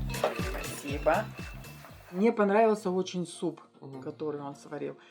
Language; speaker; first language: Russian; native; Russian